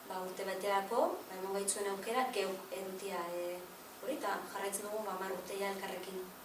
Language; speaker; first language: Basque; native; Basque